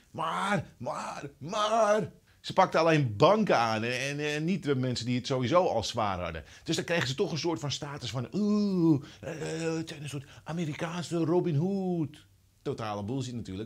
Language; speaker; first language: Dutch; native; Dutch